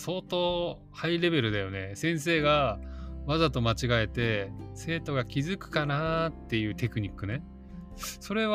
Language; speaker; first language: Japanese; native; Japanese